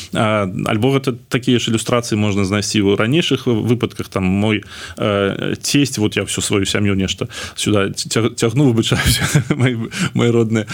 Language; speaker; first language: Belarusian; non-native, local second language; Russian